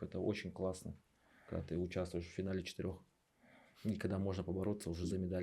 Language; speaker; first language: Russian; native; Russian